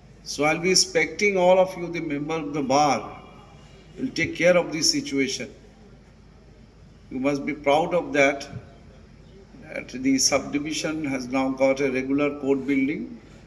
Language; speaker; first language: English; non-native, local second language; Bangla